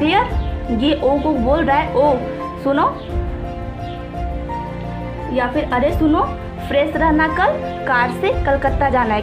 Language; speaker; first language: Hindi; native; Hindi